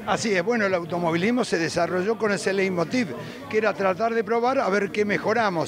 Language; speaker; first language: Spanish; native; Spanish